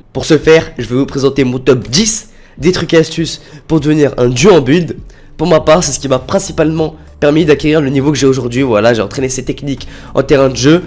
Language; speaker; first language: French; native; French